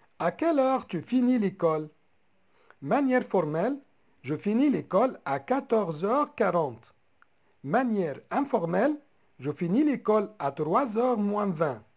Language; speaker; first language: French; non-native, local second language; Arabic